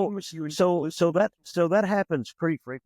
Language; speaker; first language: English; native; English